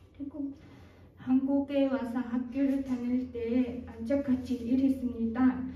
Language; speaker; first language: Korean; non-native, fluent; Mongolian